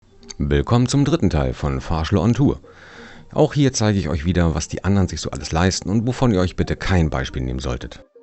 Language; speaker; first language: German; native; German